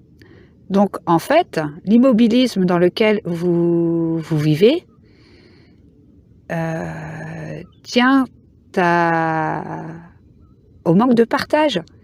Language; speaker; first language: French; native; French